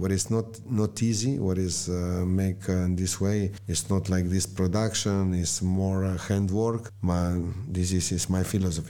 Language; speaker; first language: English; non-native, learner; Slovenian